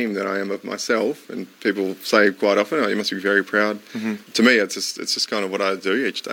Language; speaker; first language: English; native; English